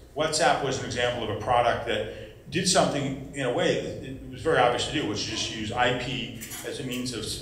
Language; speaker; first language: English; native; English